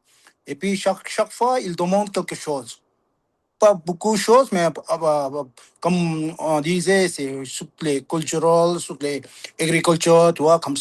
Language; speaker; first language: French; non-native, learner; Sherpa